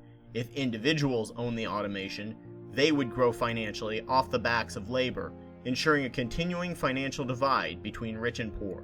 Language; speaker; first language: English; native; English